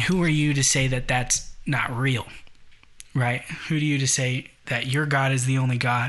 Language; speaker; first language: English; native; English